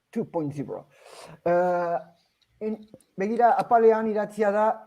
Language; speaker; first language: Basque; native; Basque